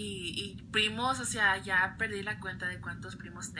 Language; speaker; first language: Spanish; early bilingual, other home language; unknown